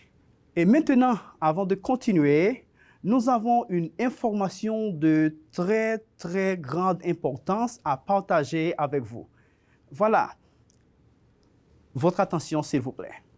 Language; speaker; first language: French; non-native, fluent; Spanish